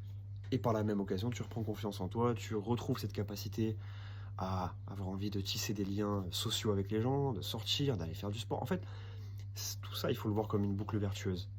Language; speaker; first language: French; native; French